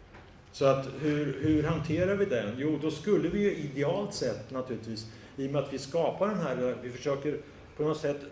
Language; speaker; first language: Swedish; native; Swedish